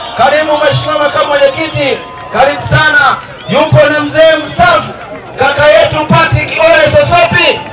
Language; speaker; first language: Swahili; native; Swahili